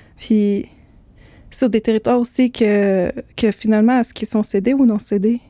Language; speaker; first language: French; native; French